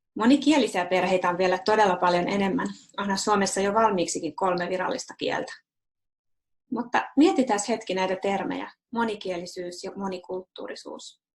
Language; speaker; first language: Finnish; native; Finnish